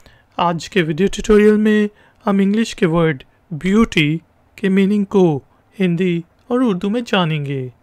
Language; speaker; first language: Hindi; non-native, local second language; Punjabi